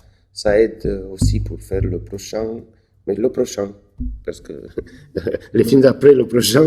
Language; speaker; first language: French; non-native, fluent; Romanian